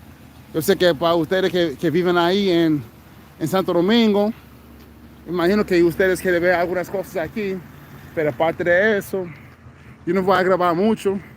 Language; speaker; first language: Spanish; non-native, fluent; English